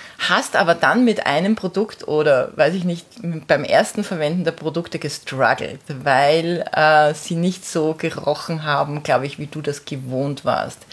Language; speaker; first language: German; native; German